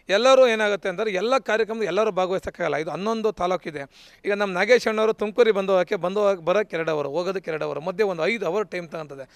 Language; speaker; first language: Kannada; native; Kannada